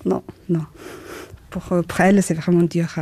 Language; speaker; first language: French; non-native, learner; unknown